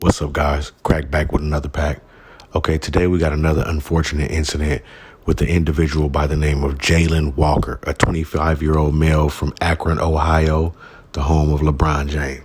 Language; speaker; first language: English; native; English